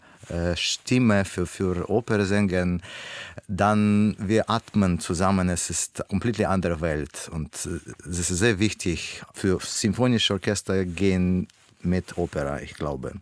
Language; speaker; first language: German; non-native, learner; Russian